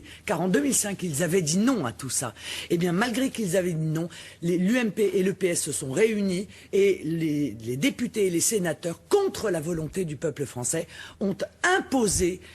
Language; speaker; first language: French; native; French